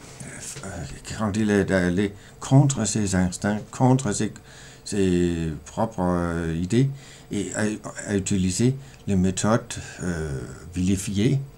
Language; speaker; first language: French; non-native, fluent; Danish